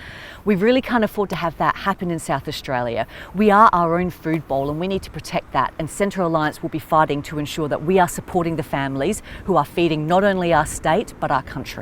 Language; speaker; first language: English; native; English